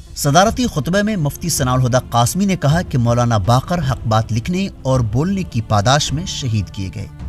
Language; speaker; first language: Urdu; native; Urdu